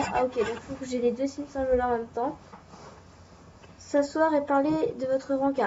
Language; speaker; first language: French; native; French